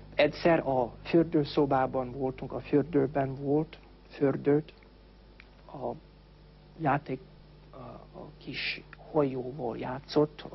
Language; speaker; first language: Hungarian; non-native, fluent; English